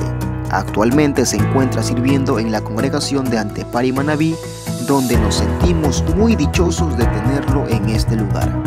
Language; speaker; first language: Spanish; native; Spanish